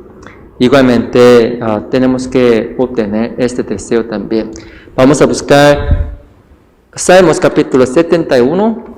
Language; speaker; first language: Spanish; non-native, fluent; Korean